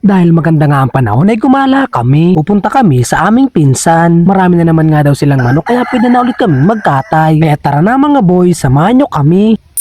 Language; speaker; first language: Filipino; native; Filipino